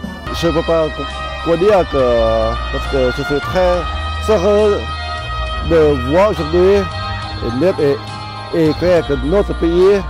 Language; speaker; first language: French; non-native, learner; Lao